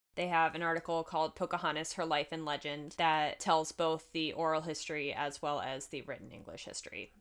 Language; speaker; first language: English; native; English